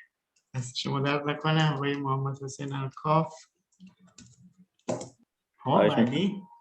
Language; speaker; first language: Persian; early bilingual, other home language; Indonesian